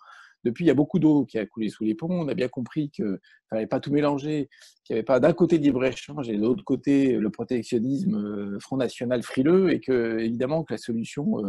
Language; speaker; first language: French; native; French